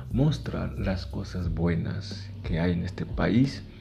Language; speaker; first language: Spanish; non-native, fluent; Haitian Creole